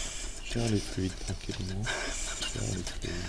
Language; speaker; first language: French; native; French